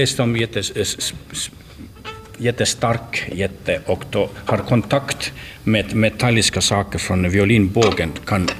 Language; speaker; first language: Swedish; non-native, learner; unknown